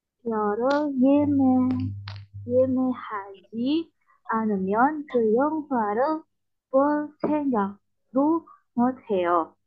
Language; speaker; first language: Korean; non-native, learner; Indonesian